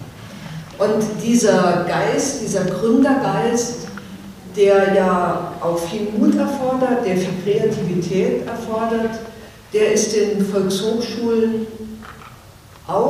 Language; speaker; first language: German; native; German